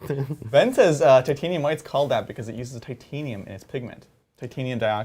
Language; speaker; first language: English; native; English